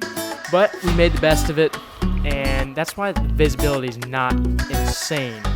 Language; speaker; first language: English; native; English